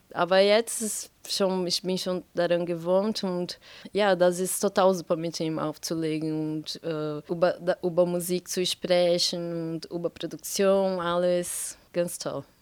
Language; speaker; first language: German; non-native, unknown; Portuguese